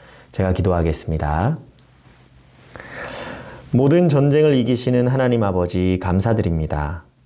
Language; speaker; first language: Korean; native; Korean